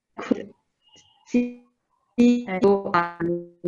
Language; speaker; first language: English; non-native, fluent; Chinese